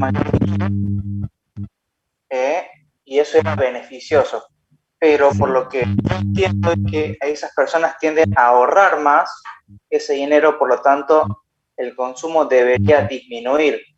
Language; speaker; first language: Spanish; native; Spanish